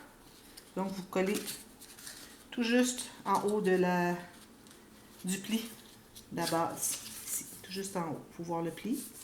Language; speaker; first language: French; native; French